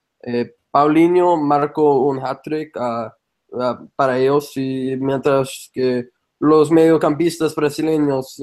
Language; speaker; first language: Spanish; non-native, fluent; English